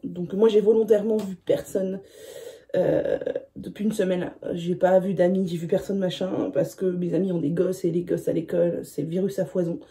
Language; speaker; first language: French; native; French